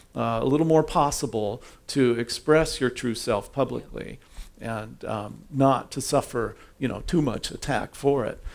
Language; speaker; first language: English; native; English